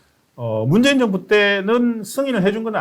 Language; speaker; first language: Korean; native; Korean